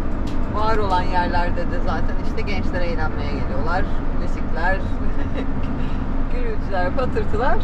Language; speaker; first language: Turkish; native; Turkish